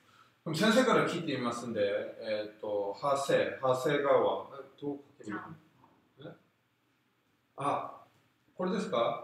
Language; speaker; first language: Japanese; non-native, fluent; Korean